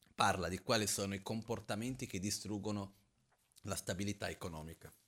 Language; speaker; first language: Italian; non-native, fluent; Portuguese